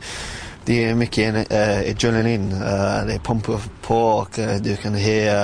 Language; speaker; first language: Swedish; non-native, fluent; English